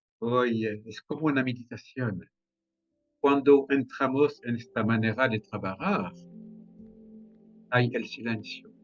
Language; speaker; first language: Spanish; non-native, fluent; French